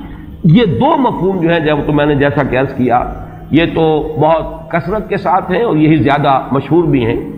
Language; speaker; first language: Urdu; native; Urdu